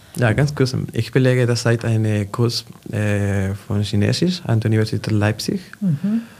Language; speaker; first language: German; non-native, fluent; Spanish